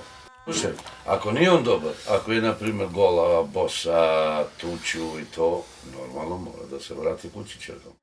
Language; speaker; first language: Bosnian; non-native, local second language; Romany